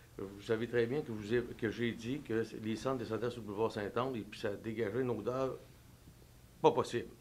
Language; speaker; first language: French; native; French